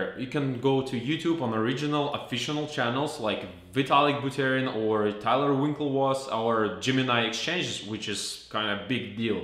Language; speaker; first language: English; non-native, fluent; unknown